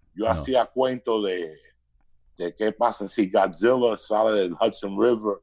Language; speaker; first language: Spanish; early bilingual, heritage; Spanish